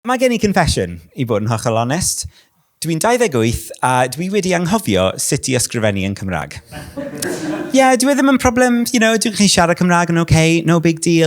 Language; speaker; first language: Welsh; non-native, local second language; English